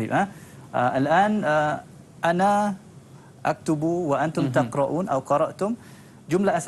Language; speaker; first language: Arabic; non-native, fluent; Malay